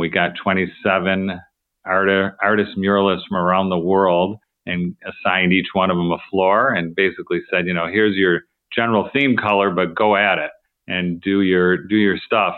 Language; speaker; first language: English; native; English